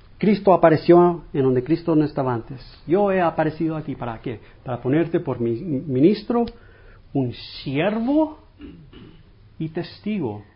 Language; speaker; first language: Spanish; non-native, fluent; English